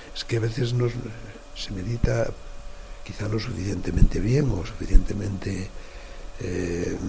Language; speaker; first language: Spanish; native; Spanish